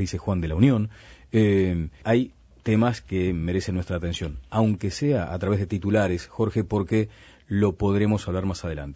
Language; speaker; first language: Spanish; native; Spanish